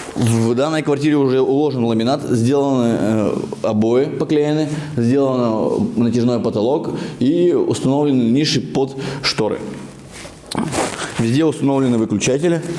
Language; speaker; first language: Russian; native; Russian